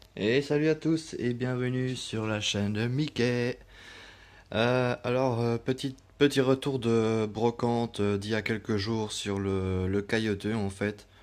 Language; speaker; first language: French; native; French